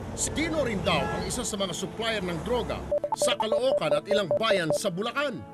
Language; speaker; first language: Filipino; native; Filipino